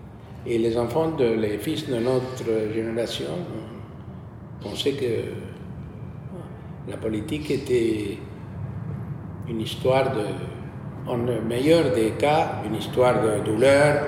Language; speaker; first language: French; non-native, fluent; Spanish